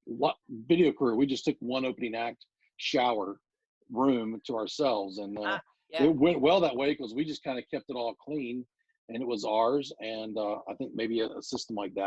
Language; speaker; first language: English; native; English